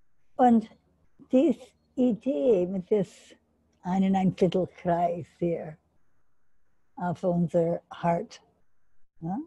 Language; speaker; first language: German; non-native, learner; English